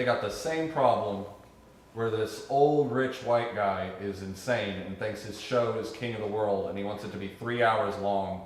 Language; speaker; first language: English; native; English